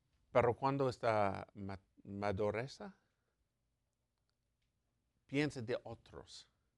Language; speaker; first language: Spanish; non-native, learner; English